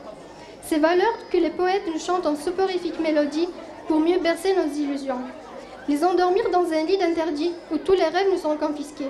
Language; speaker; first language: French; non-native, local second language; Kabyle